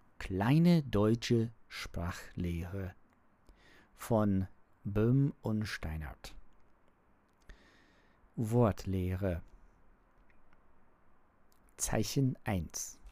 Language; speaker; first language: German; non-native, learner; English